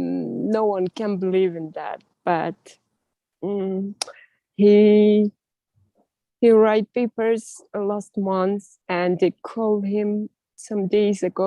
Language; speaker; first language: English; non-native, learner; Russian